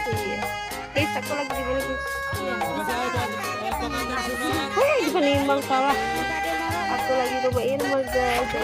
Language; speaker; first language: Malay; non-native, local second language; Sundanese